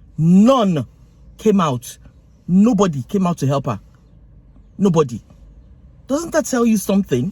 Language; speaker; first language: English; non-native, local second language; Yoruba